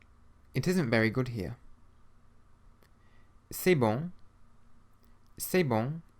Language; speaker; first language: French; non-native, fluent; English